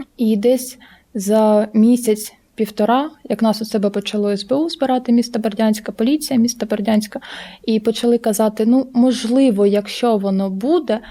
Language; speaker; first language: Ukrainian; non-native, local second language; Russian